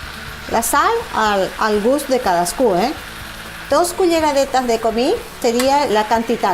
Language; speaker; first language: Catalan; non-native, fluent; Spanish